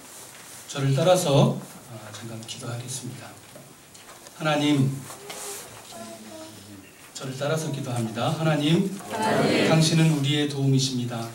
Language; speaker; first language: Korean; native; Korean